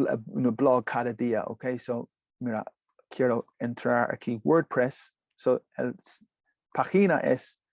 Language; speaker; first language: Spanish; non-native, learner; English